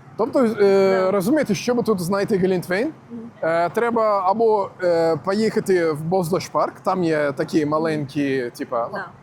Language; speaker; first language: Ukrainian; non-native, fluent; Turkish